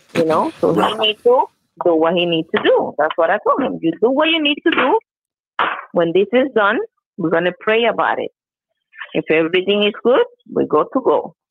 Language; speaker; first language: English; non-native, fluent; Spanish